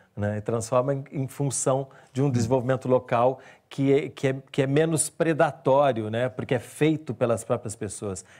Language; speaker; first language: Portuguese; native; Portuguese